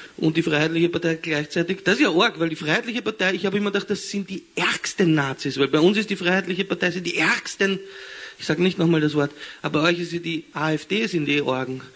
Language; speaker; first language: German; native; German